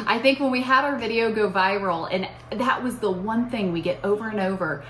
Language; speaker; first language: English; native; English